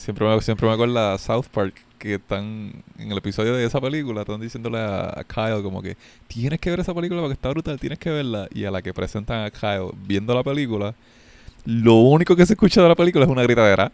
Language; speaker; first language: Spanish; early bilingual, heritage; Spanish